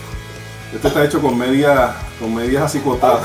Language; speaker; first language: Spanish; native; Spanish